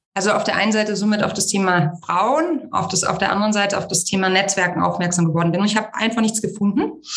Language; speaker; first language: German; native; German